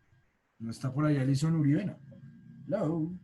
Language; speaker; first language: Spanish; native; Spanish